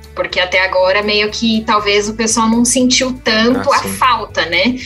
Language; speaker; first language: Portuguese; native; Portuguese